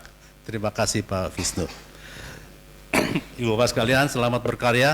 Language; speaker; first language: Indonesian; native; Indonesian